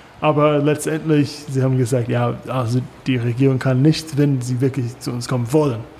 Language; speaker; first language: German; non-native, learner; English